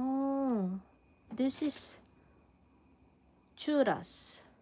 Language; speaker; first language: English; non-native, local second language; Filipino